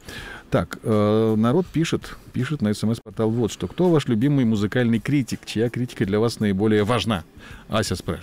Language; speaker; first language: Russian; native; Russian